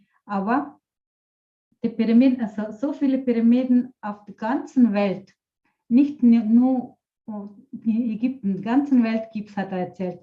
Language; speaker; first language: German; non-native, fluent; Telugu